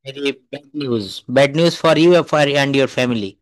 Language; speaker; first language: English; non-native, fluent; Bangla